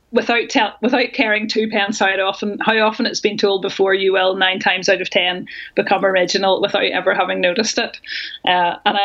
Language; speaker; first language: English; native; English